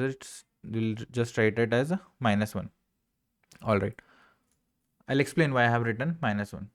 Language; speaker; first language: English; non-native, local second language; Hindi